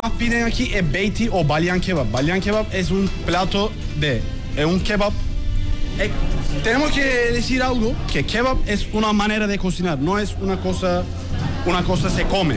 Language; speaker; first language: Spanish; non-native, learner; Turkish